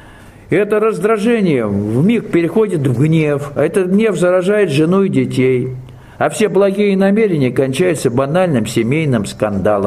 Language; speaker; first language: Russian; native; Russian